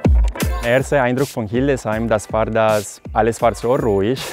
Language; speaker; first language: German; non-native, local second language; Spanish